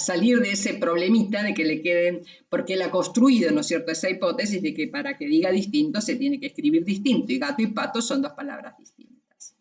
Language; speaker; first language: Spanish; native; Spanish